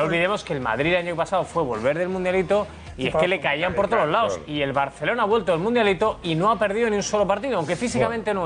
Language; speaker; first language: Spanish; native; Spanish